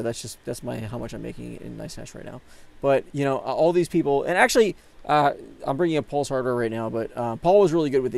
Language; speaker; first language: English; native; English